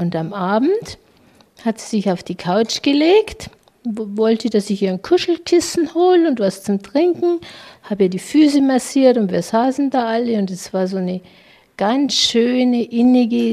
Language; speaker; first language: German; native; German